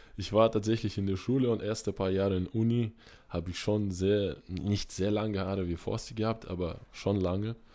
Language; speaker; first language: German; non-native, fluent; Russian